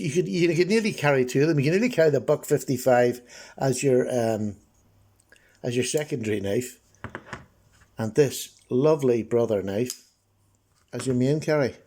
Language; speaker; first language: English; native; English